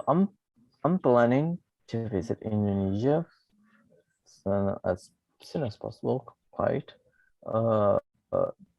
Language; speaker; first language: English; non-native, fluent; Portuguese